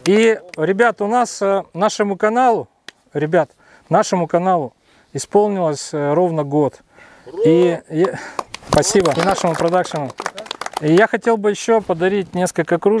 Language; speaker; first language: Russian; native; Russian